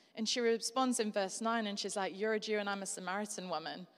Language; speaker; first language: English; native; English